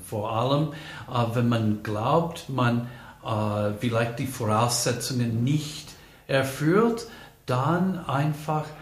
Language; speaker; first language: German; non-native, fluent; English